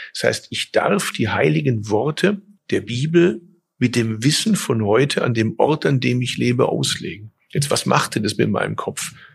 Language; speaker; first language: German; early bilingual, other home language; Turkish